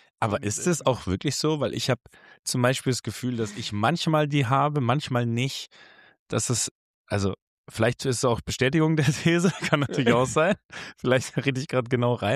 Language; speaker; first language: German; native; German